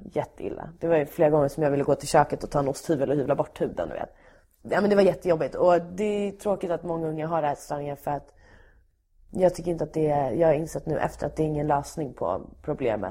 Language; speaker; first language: Swedish; native; Swedish